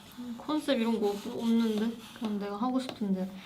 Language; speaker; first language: Korean; native; Korean